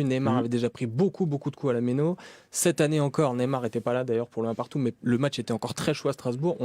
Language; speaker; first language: French; native; French